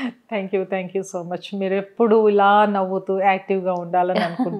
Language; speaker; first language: Telugu; native; Telugu